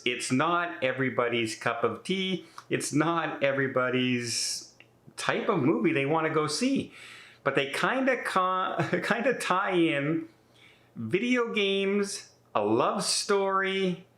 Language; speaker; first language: English; native; English